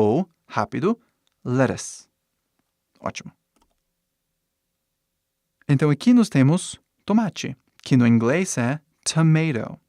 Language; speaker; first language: Portuguese; non-native, fluent; English